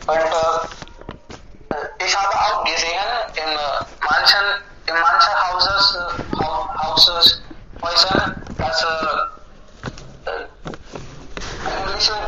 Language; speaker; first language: German; non-native, learner; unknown